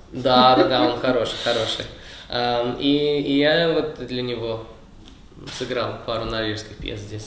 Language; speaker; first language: Russian; early bilingual, heritage; Russian